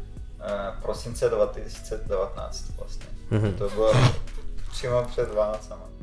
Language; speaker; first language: Czech; non-native, fluent; Russian